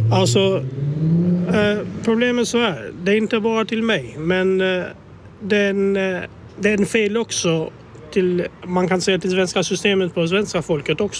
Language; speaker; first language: Swedish; non-native, fluent; Albanian